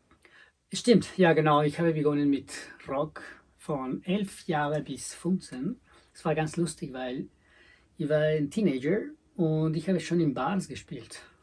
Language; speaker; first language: German; non-native, learner; Spanish